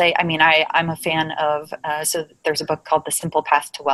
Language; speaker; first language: English; native; English